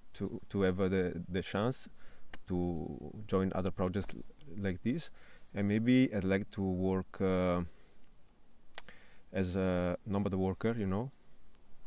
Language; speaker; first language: English; non-native, fluent; Italian